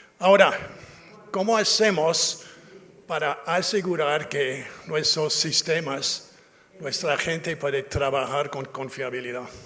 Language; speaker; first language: Spanish; non-native, fluent; English